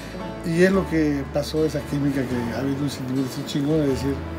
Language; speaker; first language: Spanish; native; Spanish